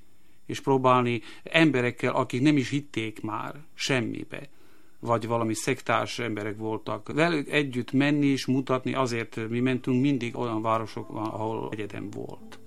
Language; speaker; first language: Hungarian; non-native, local second language; Slovak